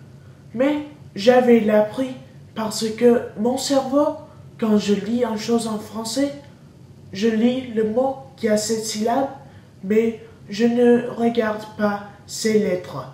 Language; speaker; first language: French; non-native, learner; English